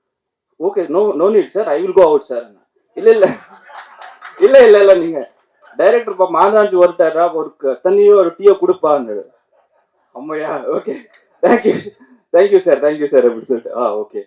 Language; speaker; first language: Tamil; non-native, learner; Telugu